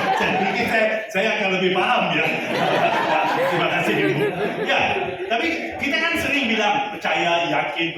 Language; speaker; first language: Indonesian; non-native, fluent; Tamil